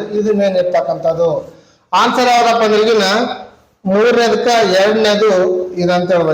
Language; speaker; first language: Kannada; native; Kannada